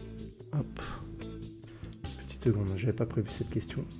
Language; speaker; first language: French; native; French